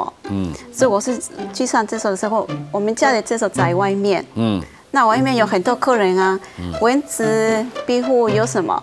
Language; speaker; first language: Chinese; non-native, local second language; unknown